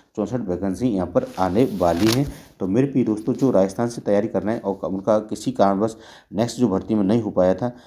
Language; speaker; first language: Hindi; native; Hindi